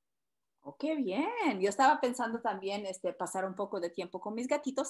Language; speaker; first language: Spanish; early bilingual, heritage; Spanish